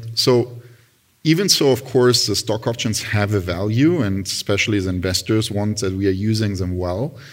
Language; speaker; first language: English; non-native, fluent; German